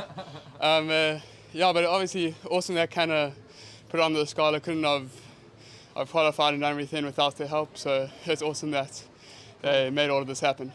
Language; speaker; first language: English; native; English